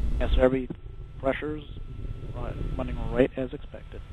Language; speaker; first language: English; native; English